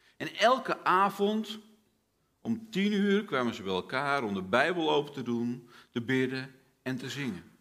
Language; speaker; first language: Dutch; native; Dutch